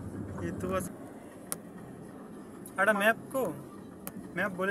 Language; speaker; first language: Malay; non-native, learner; Bangla